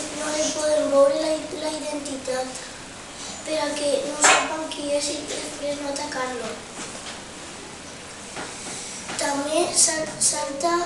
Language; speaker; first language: Catalan; non-native, local second language; Spanish